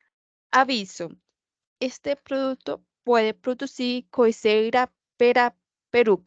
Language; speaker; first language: Portuguese; non-native, fluent; Spanish